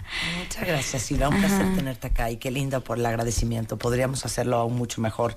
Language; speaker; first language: Spanish; native; Spanish